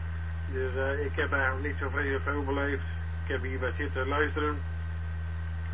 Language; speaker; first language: Dutch; native; Dutch